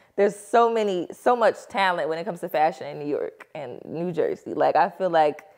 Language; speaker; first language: English; native; English